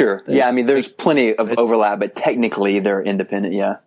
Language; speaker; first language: English; native; English